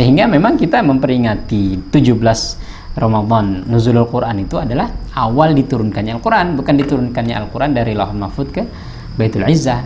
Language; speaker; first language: Indonesian; native; Indonesian